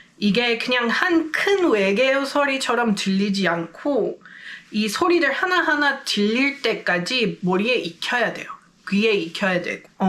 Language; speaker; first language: Korean; non-native, fluent; English